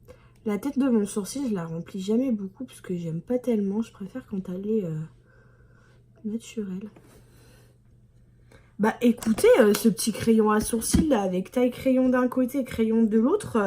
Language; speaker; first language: French; native; French